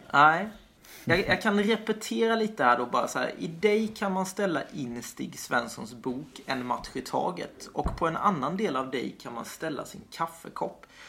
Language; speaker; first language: Swedish; native; Swedish